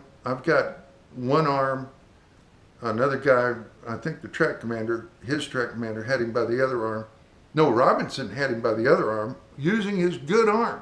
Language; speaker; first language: English; native; English